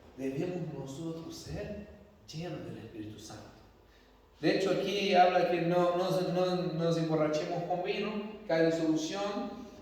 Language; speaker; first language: Spanish; non-native, fluent; Portuguese